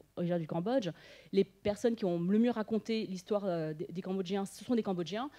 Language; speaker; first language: French; native; French